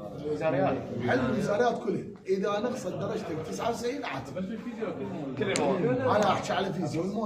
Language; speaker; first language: Arabic; native; Arabic